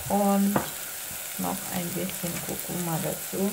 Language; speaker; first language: German; non-native, fluent; Persian